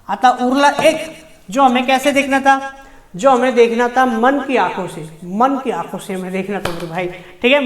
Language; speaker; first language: Hindi; non-native, local second language; Marathi